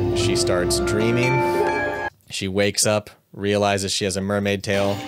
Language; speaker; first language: English; native; English